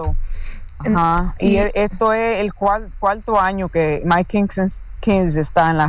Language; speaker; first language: Spanish; non-native, fluent; English